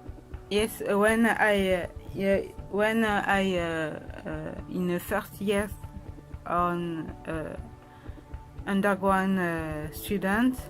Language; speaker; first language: English; non-native, learner; French